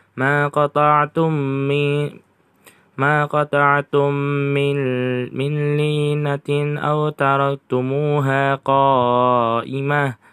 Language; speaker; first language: Arabic; non-native, learner; Indonesian